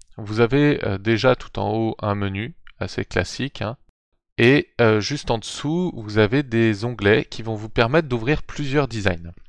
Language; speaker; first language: French; native; French